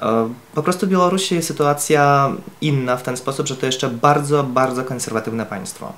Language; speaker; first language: Polish; non-native, fluent; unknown